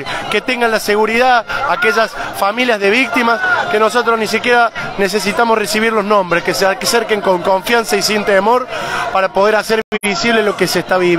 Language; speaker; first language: Spanish; native; Spanish